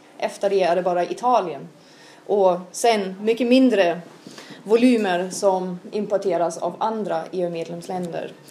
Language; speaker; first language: Swedish; non-native, fluent; German